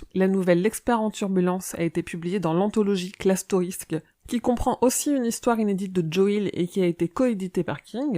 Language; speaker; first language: French; native; French